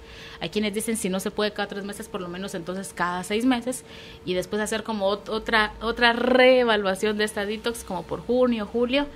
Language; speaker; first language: Spanish; native; Spanish